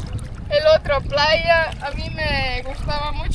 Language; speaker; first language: Spanish; non-native, fluent; Estonian